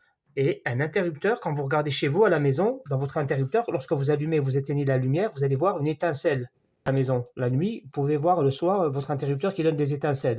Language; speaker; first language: French; native; French